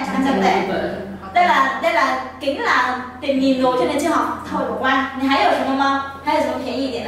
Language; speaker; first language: Chinese; non-native, fluent; Vietnamese